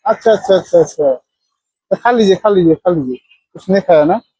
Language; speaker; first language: Hindi; non-native, local second language; Assamese